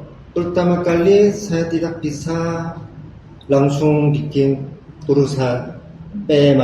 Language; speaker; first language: Indonesian; non-native, learner; Korean